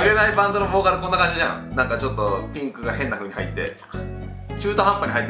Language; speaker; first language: Japanese; native; Japanese